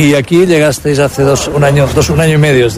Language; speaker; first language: Spanish; native; Spanish